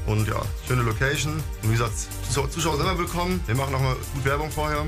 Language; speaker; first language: German; native; German